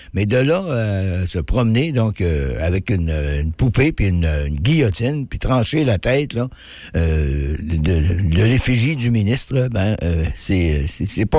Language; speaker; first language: French; native; French